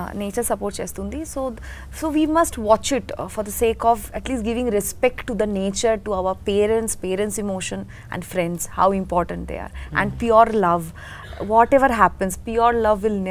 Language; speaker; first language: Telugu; non-native, learner; Bangla